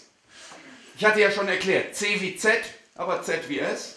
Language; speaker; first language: German; native; German